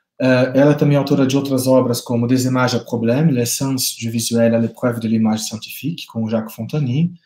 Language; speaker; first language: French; non-native, fluent; Portuguese